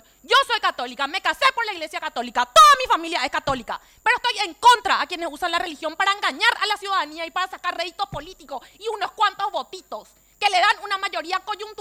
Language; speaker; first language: Spanish; native; Spanish